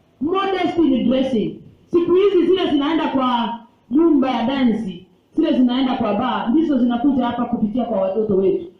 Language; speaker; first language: Swahili; non-native, local second language; Gusii